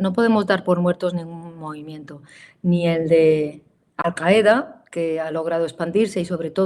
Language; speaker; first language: Spanish; native; Spanish